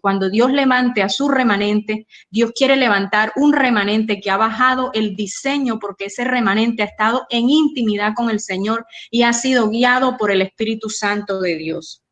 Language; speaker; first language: Spanish; native; Spanish